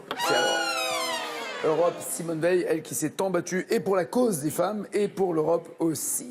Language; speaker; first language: French; native; French